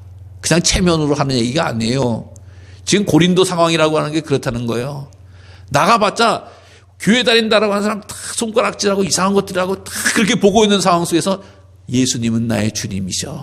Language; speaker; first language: Korean; native; Korean